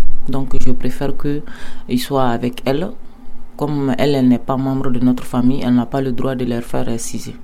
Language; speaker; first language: French; non-native, local second language; Bambara